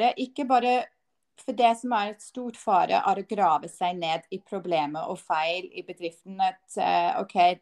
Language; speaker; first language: Norwegian; non-native, fluent; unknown